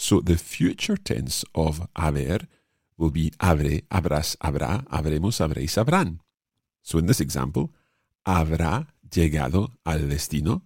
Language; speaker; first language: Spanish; non-native, fluent; English